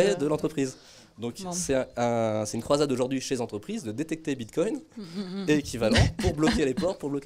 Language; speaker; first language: French; native; French